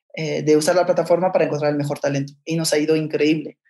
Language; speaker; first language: Spanish; non-native, fluent; French